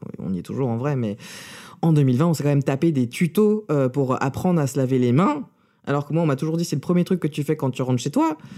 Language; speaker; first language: French; early bilingual, other home language; Russian